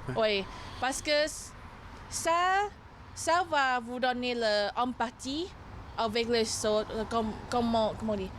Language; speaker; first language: French; non-native, learner; Thai